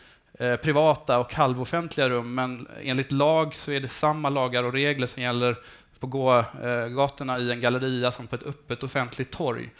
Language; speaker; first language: Swedish; native; Swedish